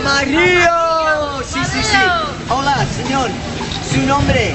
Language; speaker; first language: Spanish; non-native, learner; English